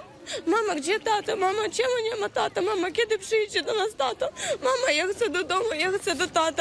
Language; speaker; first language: Polish; non-native, learner; Ukrainian